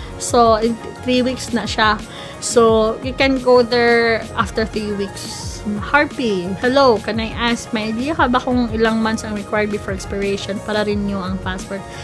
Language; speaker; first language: Filipino; non-native, local second language; Cebuano